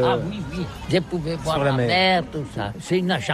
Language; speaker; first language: French; non-native, learner; Catalan